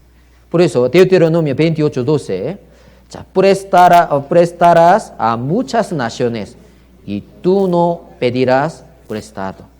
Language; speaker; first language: Spanish; non-native, learner; Korean